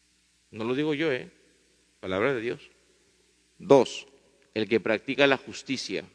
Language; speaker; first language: Spanish; native; Spanish